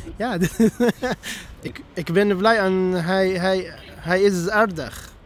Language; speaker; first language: Dutch; non-native, fluent; Arabic